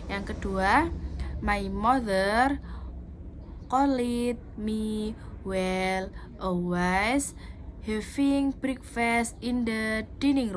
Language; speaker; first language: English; non-native, learner; Indonesian